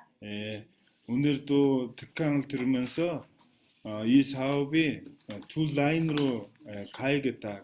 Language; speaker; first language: Korean; non-native, fluent; Mongolian